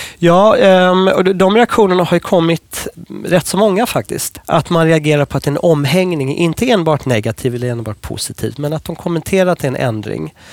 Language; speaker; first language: Swedish; non-native, fluent; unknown